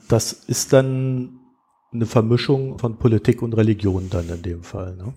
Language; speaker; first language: German; native; German